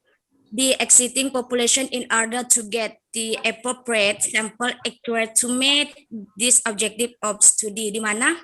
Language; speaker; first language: English; non-native, learner; Indonesian